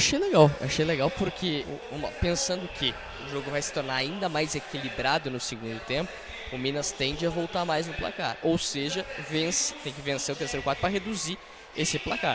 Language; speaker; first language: Portuguese; native; Portuguese